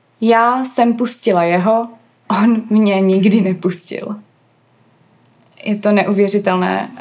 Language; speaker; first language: Czech; early bilingual, other home language; English